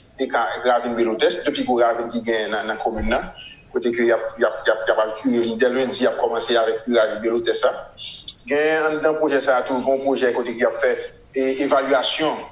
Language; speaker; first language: Haitian Creole; native; Haitian Creole